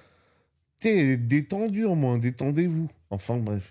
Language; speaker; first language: French; native; French